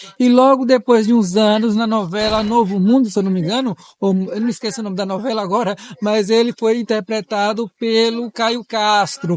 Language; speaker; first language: Portuguese; native; Portuguese